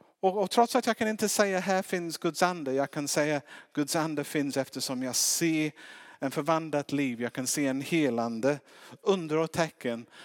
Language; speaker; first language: Swedish; non-native, fluent; English